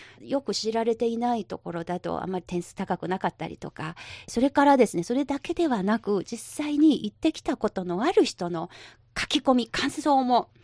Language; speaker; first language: Japanese; non-native, local second language; Chinese